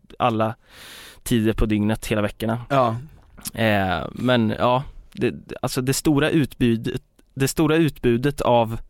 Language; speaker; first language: Swedish; native; Swedish